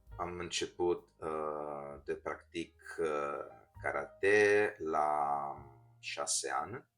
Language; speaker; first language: Romanian; non-native, learner; Italian